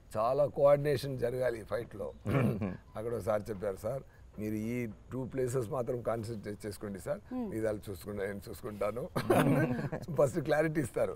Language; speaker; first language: Telugu; non-native, learner; Tamil